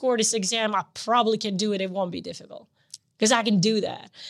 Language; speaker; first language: English; non-native, fluent; Serbian